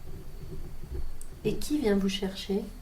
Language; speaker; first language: French; native; French